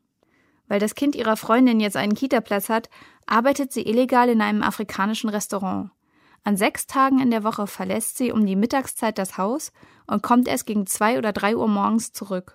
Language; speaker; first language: German; native; German